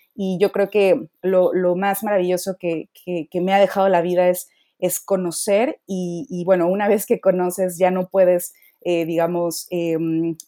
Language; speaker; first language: Spanish; native; Spanish